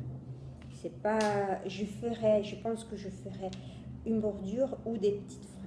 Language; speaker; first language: French; non-native, fluent; Italian